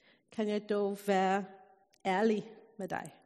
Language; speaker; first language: Danish; non-native, fluent; English